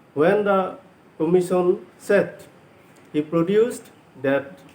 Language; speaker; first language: English; non-native, local second language; Assamese